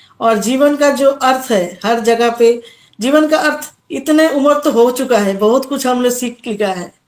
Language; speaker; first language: Hindi; non-native, local second language; Assamese